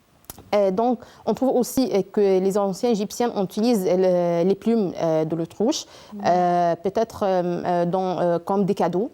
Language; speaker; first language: French; non-native, learner; Arabic